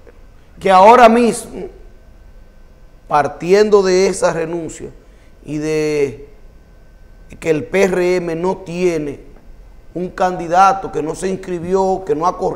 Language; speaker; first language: Spanish; native; Spanish